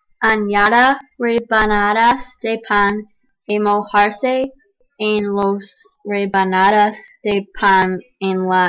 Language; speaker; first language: Spanish; non-native, learner; English